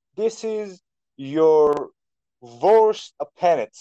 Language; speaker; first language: English; non-native, fluent; Persian